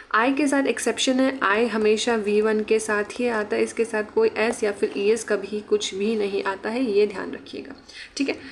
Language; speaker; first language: Hindi; non-native, local second language; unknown